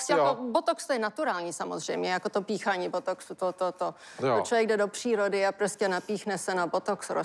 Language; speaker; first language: Czech; early bilingual, heritage; English